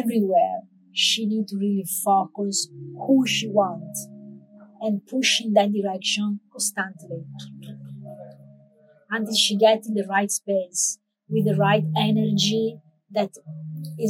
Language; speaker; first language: English; non-native, learner; Italian